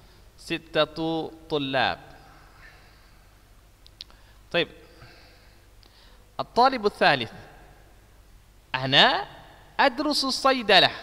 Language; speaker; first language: Arabic; non-native, fluent; Indonesian